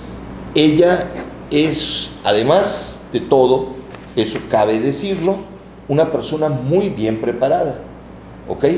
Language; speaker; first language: Spanish; native; Spanish